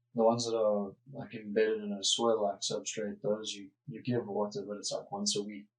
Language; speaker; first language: English; native; English